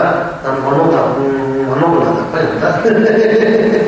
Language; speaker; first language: Russian; non-native, learner; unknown